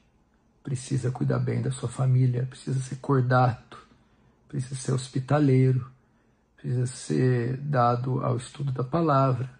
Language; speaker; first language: Portuguese; native; Portuguese